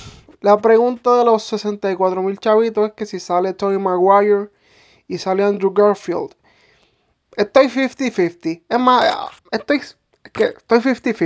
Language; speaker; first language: Spanish; native; Spanish